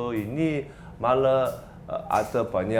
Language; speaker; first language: Indonesian; non-native, learner; Chinese